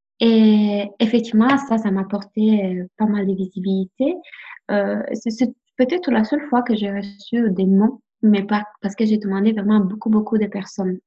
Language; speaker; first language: French; non-native, fluent; Italian